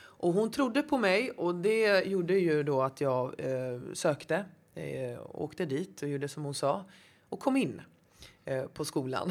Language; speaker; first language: Swedish; native; Swedish